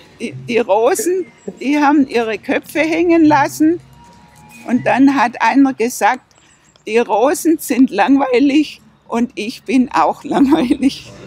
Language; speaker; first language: German; native; German